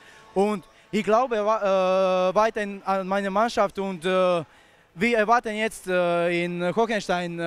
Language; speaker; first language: German; non-native, fluent; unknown